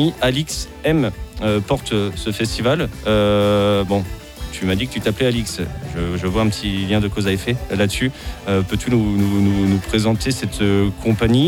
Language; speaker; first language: French; native; French